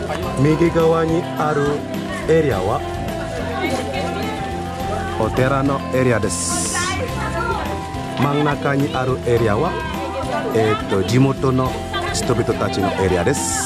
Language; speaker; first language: Japanese; non-native, learner; Indonesian